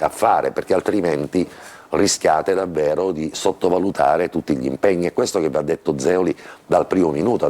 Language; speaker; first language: Italian; native; Italian